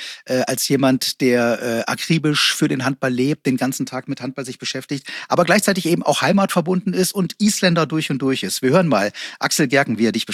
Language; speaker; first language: German; native; German